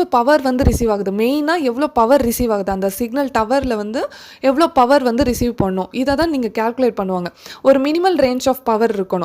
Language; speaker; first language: Tamil; native; Tamil